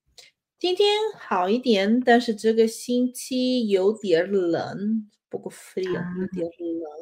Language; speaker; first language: Chinese; non-native, learner; Spanish